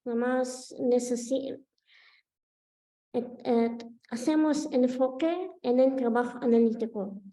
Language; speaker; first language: Spanish; non-native, fluent; Ukrainian